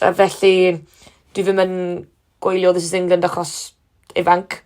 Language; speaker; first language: Welsh; non-native, learner; English